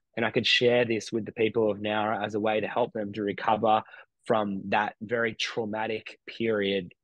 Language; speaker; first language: English; native; English